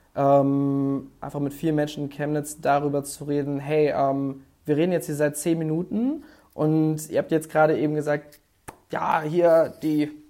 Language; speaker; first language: German; native; German